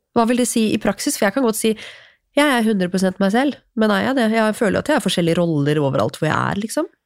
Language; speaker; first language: Norwegian; native; Norwegian